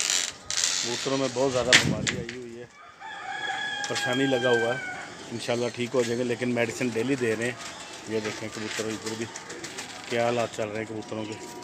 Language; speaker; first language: Hindi; non-native, local second language; Punjabi